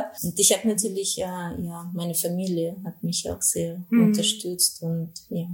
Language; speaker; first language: German; non-native, fluent; Russian